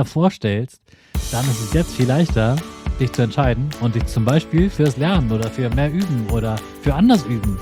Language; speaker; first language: German; native; German